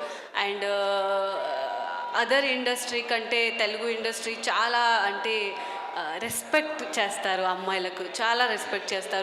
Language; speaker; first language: Telugu; non-native, fluent; Marathi